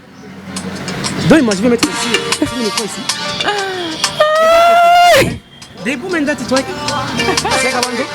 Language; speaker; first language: French; non-native, local second language; Rundi